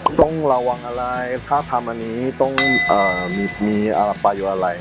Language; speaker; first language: Thai; non-native, learner; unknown